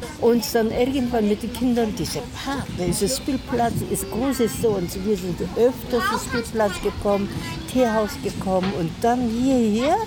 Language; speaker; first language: German; non-native, learner; Korean